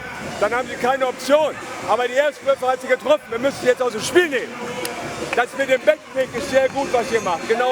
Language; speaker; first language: German; native; German